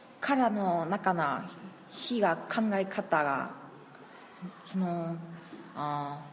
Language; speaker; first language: Japanese; non-native, learner; Chinese